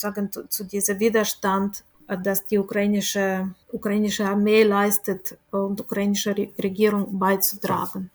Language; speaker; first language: German; non-native, fluent; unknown